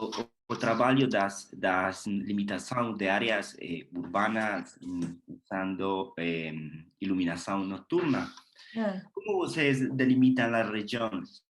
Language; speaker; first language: Portuguese; non-native, fluent; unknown